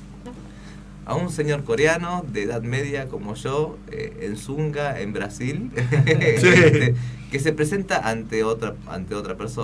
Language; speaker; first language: Spanish; early bilingual, other home language; Korean